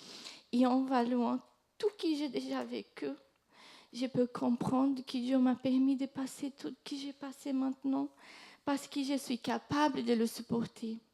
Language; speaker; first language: French; non-native, fluent; Portuguese